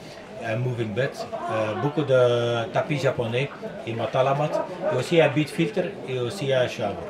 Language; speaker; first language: French; non-native, learner; Dutch